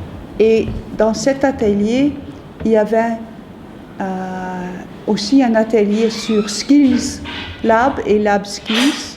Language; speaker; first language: French; non-native, fluent; Dutch